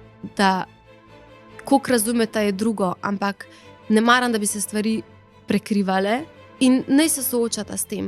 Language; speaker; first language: Slovenian; native; Slovenian